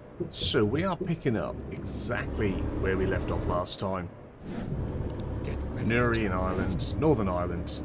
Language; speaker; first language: English; native; English